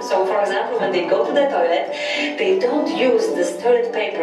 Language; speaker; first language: English; non-native, fluent; Polish